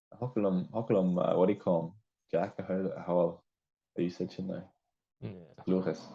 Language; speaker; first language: Irish; non-native, local second language; English